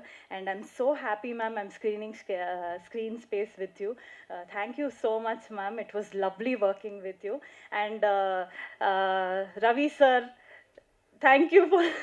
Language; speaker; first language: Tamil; non-native, learner; Kannada